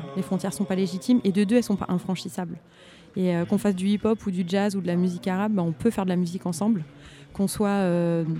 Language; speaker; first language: French; native; French